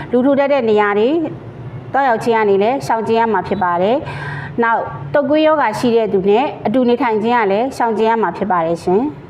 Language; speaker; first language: Burmese; native; Burmese